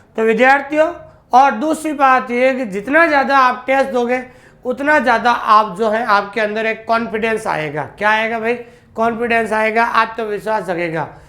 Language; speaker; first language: Hindi; native; Hindi